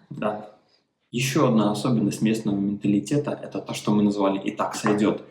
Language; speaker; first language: Russian; native; Russian